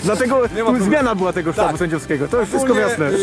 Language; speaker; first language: Polish; native; Polish